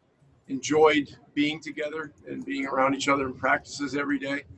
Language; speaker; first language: English; native; English